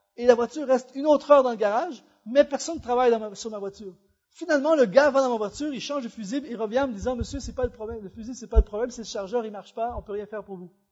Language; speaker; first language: French; native; French